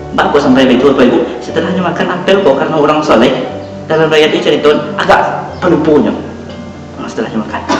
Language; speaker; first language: Malay; non-native, local second language; Minangkabau